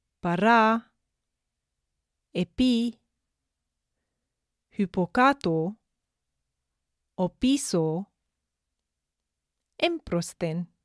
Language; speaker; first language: Greek; non-native, fluent; English